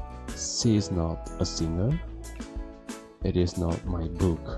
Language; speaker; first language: English; non-native, fluent; Indonesian